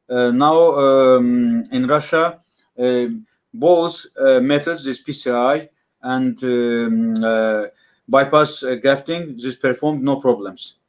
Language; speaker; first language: English; non-native, learner; Russian